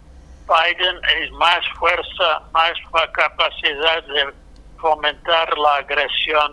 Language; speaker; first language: Spanish; non-native, fluent; English